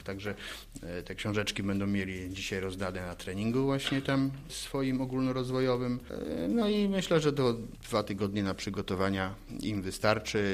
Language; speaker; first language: Polish; native; Polish